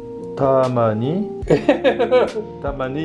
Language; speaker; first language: Japanese; non-native, learner; French